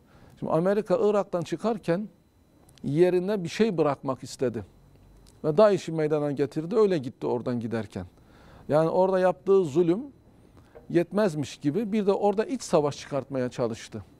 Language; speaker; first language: Turkish; native; Turkish